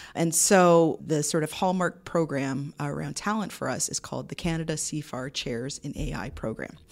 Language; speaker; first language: English; native; English